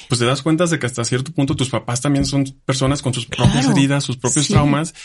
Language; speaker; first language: Spanish; native; Spanish